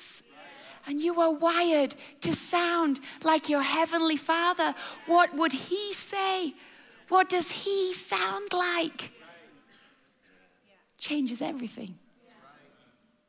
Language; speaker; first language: English; native; English